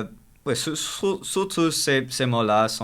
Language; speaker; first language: French; non-native, learner; English